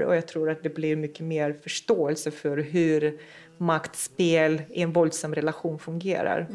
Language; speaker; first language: Swedish; non-native, fluent; Russian